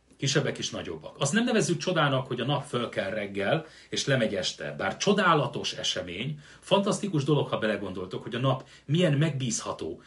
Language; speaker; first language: Hungarian; native; Hungarian